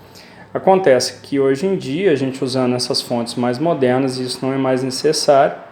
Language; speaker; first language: Portuguese; native; Portuguese